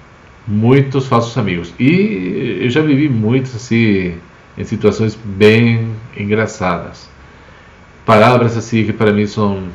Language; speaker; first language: Portuguese; non-native, fluent; Spanish